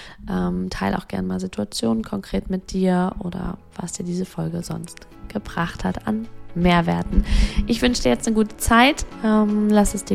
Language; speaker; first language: German; native; German